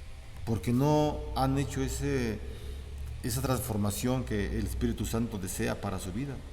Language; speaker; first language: Spanish; native; Spanish